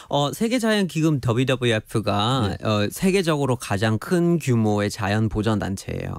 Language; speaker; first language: Korean; non-native, fluent; English